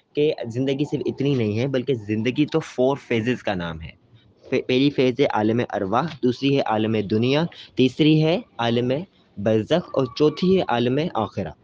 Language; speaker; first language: Urdu; native; Urdu